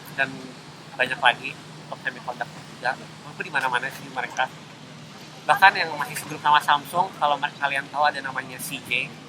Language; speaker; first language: Indonesian; native; Indonesian